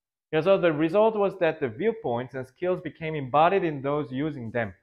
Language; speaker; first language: English; non-native, fluent; Korean